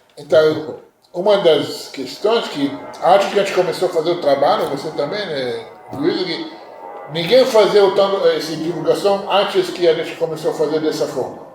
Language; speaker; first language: Portuguese; non-native, fluent; Hebrew